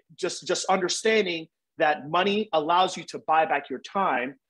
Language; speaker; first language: English; native; English